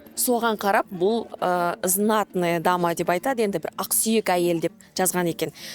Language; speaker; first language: Kazakh; native; Kazakh